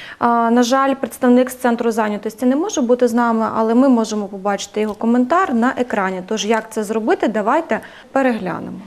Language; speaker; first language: Ukrainian; native; Ukrainian